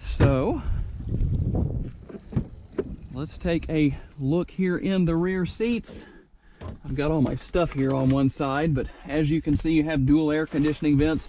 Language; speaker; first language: English; native; English